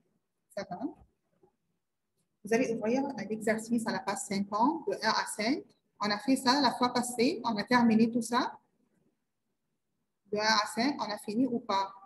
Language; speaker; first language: French; non-native, learner; Arabic